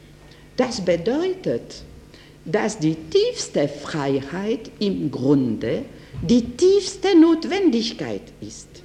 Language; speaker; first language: German; non-native, fluent; French